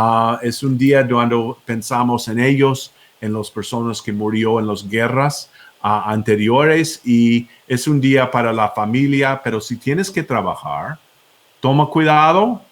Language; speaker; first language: Spanish; non-native, fluent; English